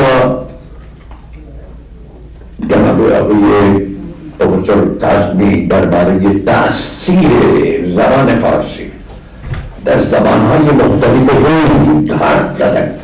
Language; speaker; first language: Persian; non-native, fluent; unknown